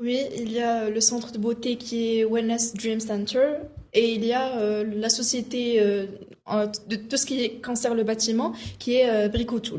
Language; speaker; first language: French; non-native, local second language; Arabic